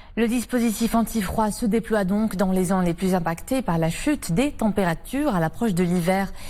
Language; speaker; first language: French; non-native, local second language; Arabic